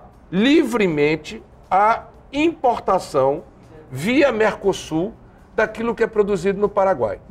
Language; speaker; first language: Portuguese; native; Portuguese